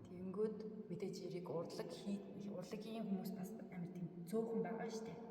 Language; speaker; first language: Mongolian; early bilingual, heritage; Mongolian